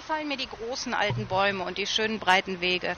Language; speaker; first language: German; native; German